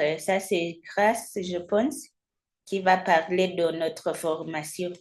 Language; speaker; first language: French; non-native, fluent; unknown